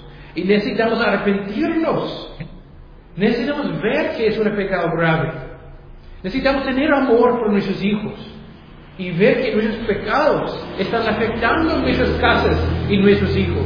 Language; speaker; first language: Spanish; non-native, fluent; English